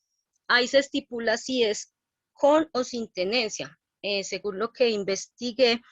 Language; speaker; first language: Spanish; native; Spanish